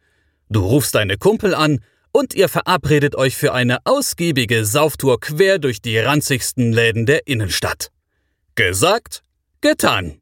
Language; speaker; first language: German; native; German